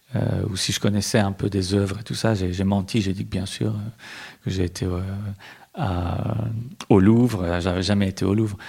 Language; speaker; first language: French; early bilingual, other home language; Persian